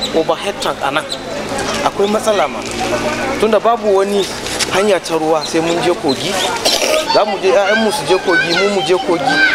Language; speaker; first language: Hausa; native; Hausa